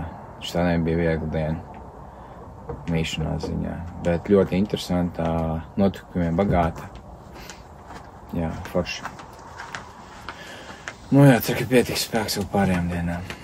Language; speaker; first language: Latvian; native; Latvian